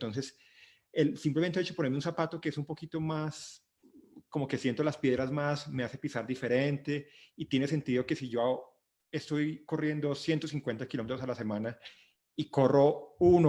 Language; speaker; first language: Spanish; native; Spanish